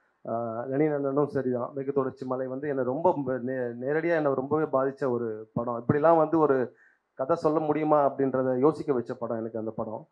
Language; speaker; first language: Tamil; native; Tamil